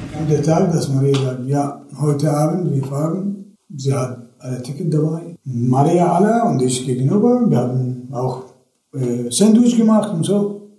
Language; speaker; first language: German; non-native, fluent; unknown